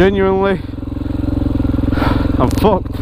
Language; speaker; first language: English; native; English